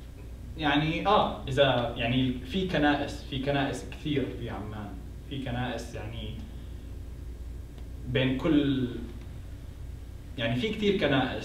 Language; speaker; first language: Arabic; native; Arabic